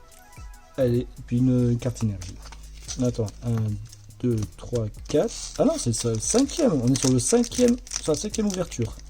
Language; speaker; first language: French; native; French